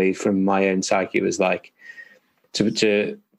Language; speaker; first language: English; native; English